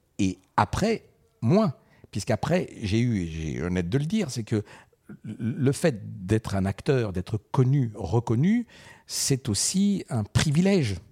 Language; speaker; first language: French; early bilingual, other home language; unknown